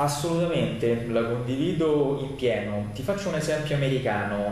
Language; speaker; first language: Italian; native; Italian